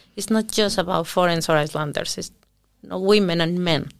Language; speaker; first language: English; early bilingual, other home language; Spanish